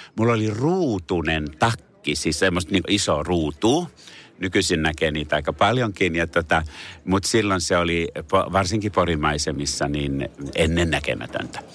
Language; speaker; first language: Finnish; native; Finnish